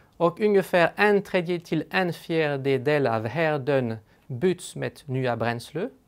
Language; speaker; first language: Swedish; non-native, fluent; French